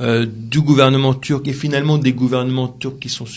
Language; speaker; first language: French; native; French